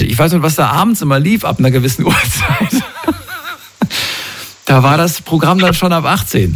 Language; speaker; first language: German; native; German